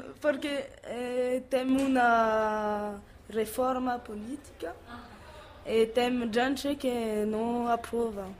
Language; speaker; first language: Portuguese; non-native, learner; French